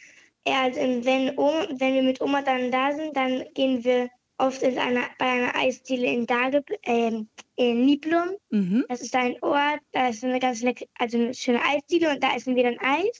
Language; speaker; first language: German; native; German